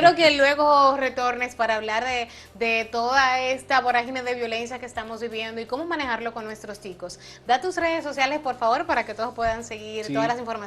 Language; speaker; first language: Spanish; native; Spanish